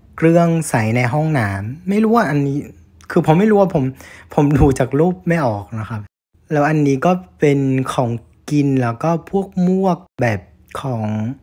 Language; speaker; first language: Thai; non-native, fluent; Vietnamese